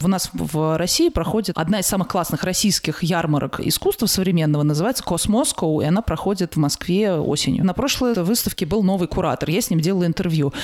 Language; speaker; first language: Russian; native; Russian